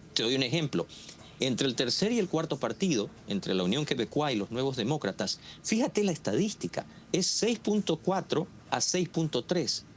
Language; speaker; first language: Spanish; native; Spanish